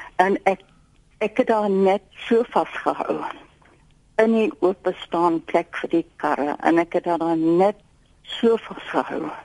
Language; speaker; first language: Afrikaans; non-native, local second language; English